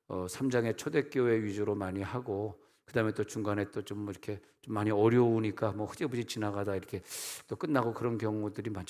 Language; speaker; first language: Korean; native; Korean